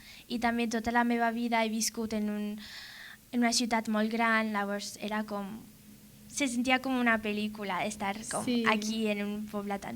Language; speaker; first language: Catalan; non-native, learner; English